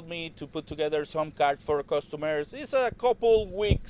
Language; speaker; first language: English; non-native, learner; Spanish